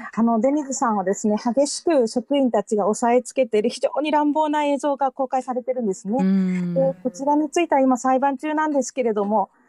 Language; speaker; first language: Japanese; native; Japanese